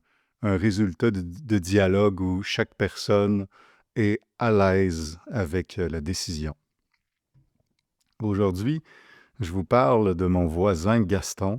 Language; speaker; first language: French; native; French